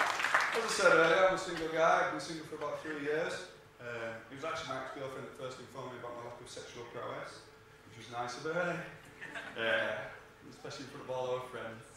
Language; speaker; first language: English; native; English